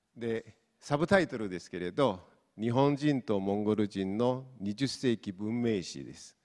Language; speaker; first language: Japanese; non-native, fluent; Mongolian